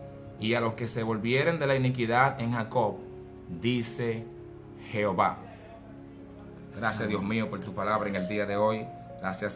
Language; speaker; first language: Spanish; native; Spanish